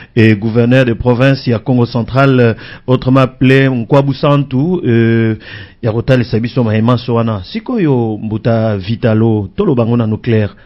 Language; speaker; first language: Lingala; non-native, local second language; Kongo